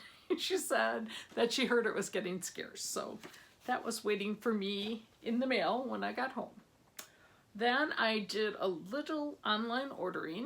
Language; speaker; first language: English; native; English